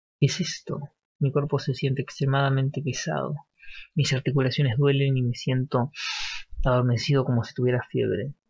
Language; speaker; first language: Spanish; native; Spanish